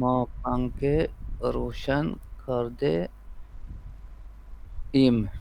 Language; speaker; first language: Persian; non-native, learner; Urdu